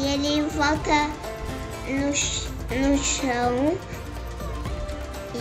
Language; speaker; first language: Portuguese; early bilingual, heritage; Portuguese